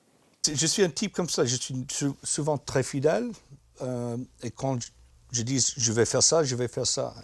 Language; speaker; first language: French; non-native, fluent; English